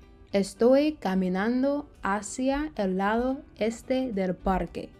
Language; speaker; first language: Spanish; non-native, learner; English